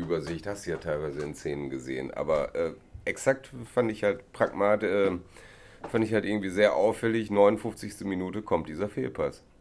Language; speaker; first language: German; native; German